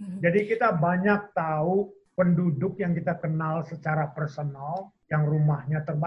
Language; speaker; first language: Indonesian; native; Indonesian